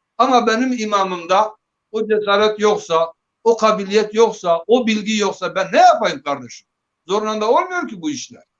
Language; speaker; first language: Turkish; non-native, local second language; Zaza